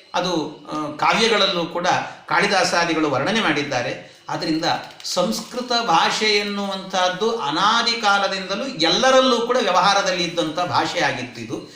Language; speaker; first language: Kannada; native; Kannada